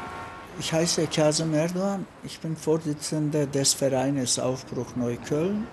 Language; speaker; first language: German; non-native, fluent; Turkish